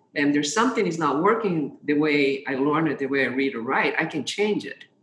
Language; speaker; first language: English; non-native, fluent; Portuguese